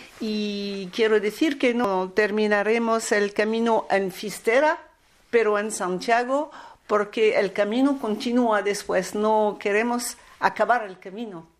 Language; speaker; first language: Spanish; non-native, learner; French